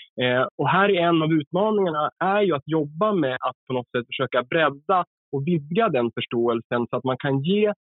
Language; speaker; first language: Swedish; native; Swedish